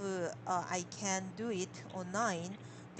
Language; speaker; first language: English; non-native, learner; Korean